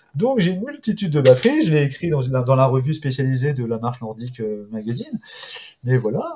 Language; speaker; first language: French; native; French